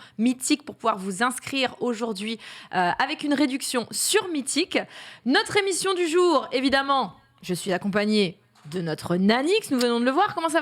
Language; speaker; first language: French; native; French